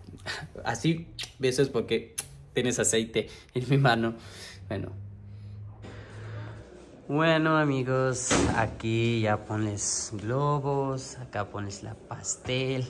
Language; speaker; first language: Spanish; non-native, learner; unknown